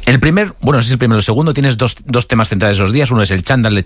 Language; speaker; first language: Spanish; native; Spanish